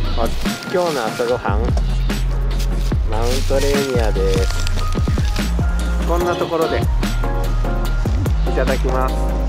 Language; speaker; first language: Japanese; native; Japanese